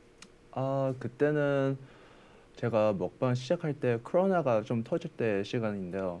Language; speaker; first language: Korean; early bilingual, heritage; English